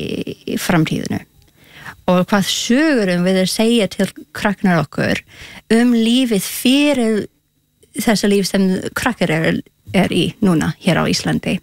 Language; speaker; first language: Icelandic; non-native, learner; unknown